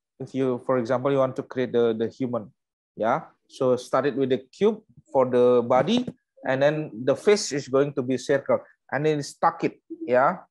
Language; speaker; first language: English; non-native, learner; Indonesian